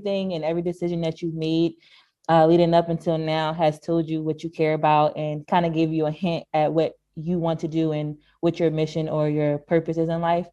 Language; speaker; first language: English; native; English